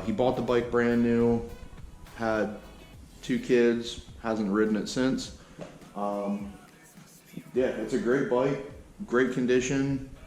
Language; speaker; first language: English; native; English